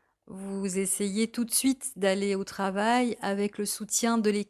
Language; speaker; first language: French; native; French